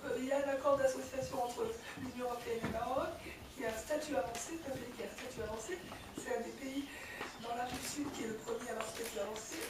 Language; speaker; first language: French; early bilingual, other home language; Kabyle